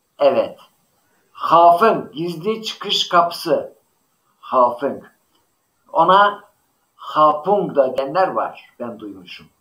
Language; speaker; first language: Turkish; non-native, local second language; Zaza